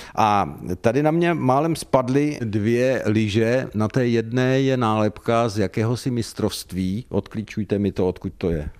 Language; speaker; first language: Czech; native; Czech